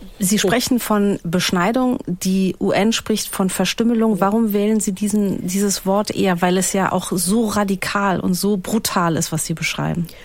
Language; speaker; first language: German; native; German